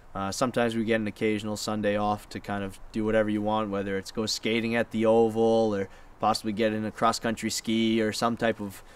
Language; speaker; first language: English; native; English